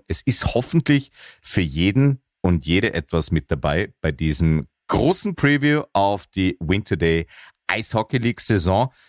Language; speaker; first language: German; native; German